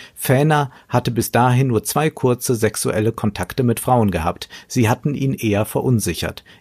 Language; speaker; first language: German; native; German